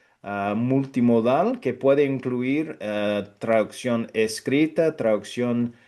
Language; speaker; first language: Spanish; non-native, fluent; English